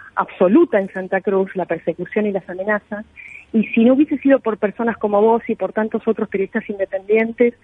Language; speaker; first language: Spanish; native; Spanish